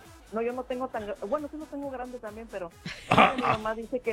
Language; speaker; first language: Spanish; early bilingual, heritage; Spanish